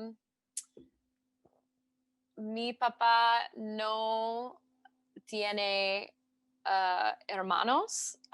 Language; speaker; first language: Spanish; non-native, learner; English